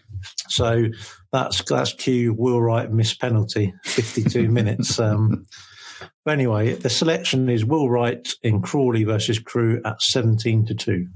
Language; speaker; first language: English; native; English